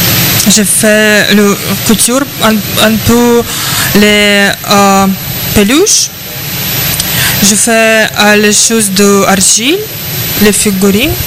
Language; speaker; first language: French; non-native, learner; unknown